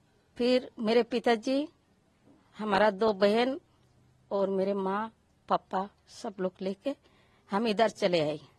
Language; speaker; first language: Hindi; early bilingual, other home language; Bangla